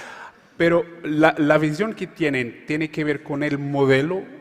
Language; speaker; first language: Spanish; non-native, fluent; Portuguese